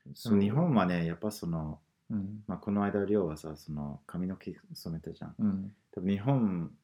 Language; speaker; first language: Japanese; non-native, fluent; English